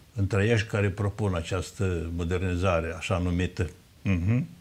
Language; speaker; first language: Romanian; native; Romanian